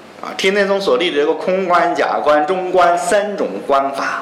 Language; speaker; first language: Chinese; native; Chinese